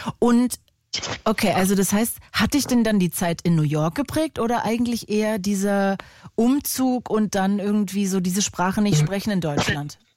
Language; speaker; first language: German; native; German